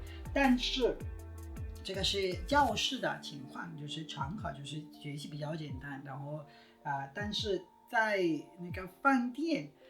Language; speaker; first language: Chinese; non-native, fluent; Spanish